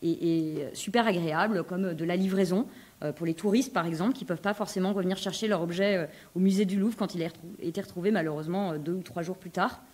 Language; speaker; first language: French; native; French